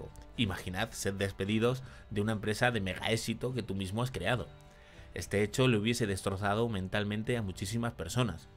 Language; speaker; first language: Spanish; native; Spanish